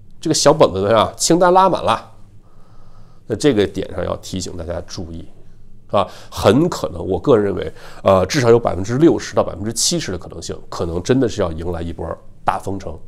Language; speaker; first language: Chinese; native; Chinese